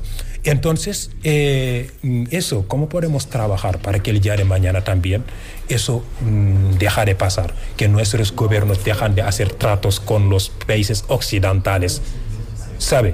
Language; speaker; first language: Spanish; non-native, fluent; Wolof